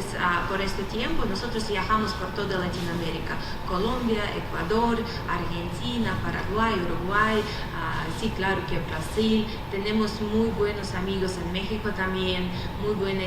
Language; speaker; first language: Spanish; non-native, fluent; Russian